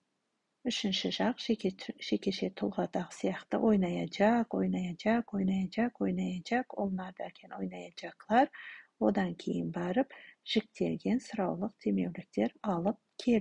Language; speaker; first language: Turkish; non-native, fluent; Kazakh